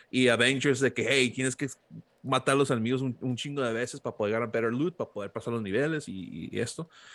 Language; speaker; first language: Spanish; early bilingual, heritage; Spanish